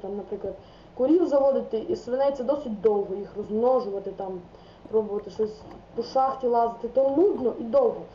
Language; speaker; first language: Ukrainian; native; Ukrainian